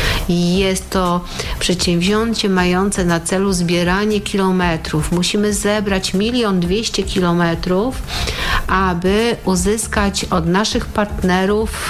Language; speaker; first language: Polish; native; Polish